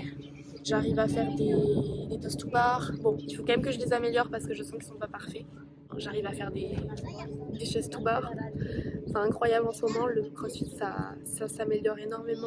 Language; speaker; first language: French; native; French